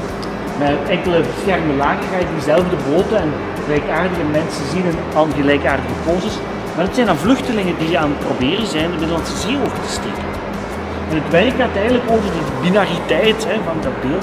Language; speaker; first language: Dutch; native; Dutch